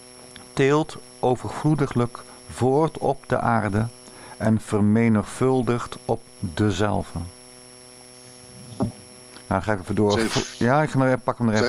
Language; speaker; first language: Dutch; native; Dutch